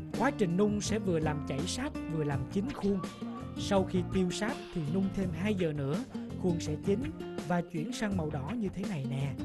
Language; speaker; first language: Vietnamese; native; Vietnamese